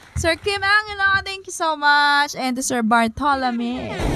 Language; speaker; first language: English; non-native, local second language; Filipino